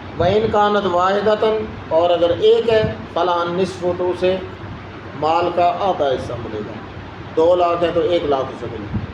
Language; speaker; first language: Urdu; non-native, local second language; Punjabi